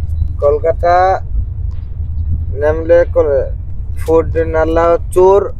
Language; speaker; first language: Malayalam; non-native, local second language; Bangla